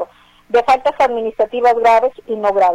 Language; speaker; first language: Spanish; native; Spanish